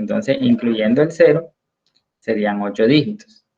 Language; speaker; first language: Spanish; native; Spanish